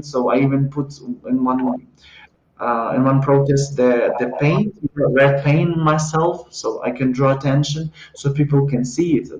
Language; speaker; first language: English; non-native, fluent; Ukrainian